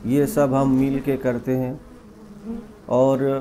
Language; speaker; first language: Hindi; non-native, local second language; Bangla